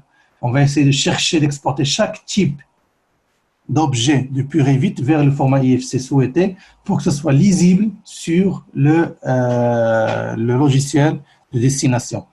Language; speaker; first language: French; native; French